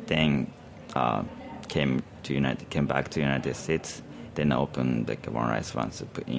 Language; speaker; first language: English; non-native, learner; Japanese